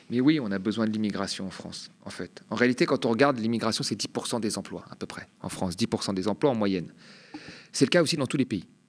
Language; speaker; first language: French; native; French